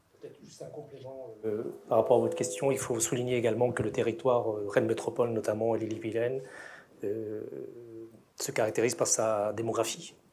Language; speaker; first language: French; native; French